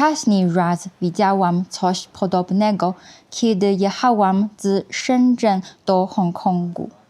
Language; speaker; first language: Polish; non-native, fluent; Chinese